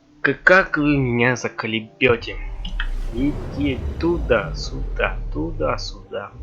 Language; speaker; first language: Russian; native; Russian